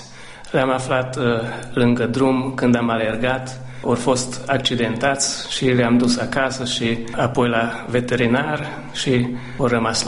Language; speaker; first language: Romanian; non-native, local second language; Hungarian